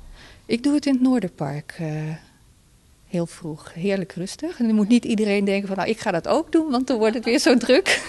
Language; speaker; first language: Dutch; native; Dutch